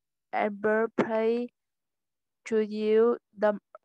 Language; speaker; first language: English; non-native, learner; Vietnamese